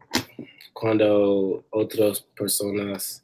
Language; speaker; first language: Spanish; non-native, learner; English